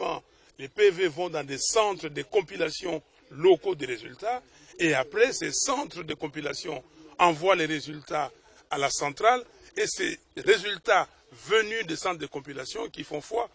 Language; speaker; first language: French; non-native, local second language; Lingala